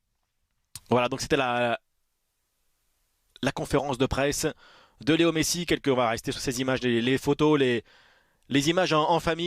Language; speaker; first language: French; native; French